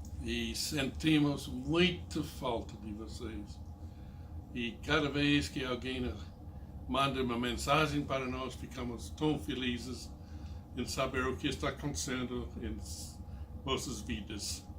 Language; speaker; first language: Portuguese; non-native, fluent; English